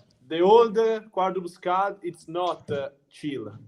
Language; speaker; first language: English; non-native, learner; Italian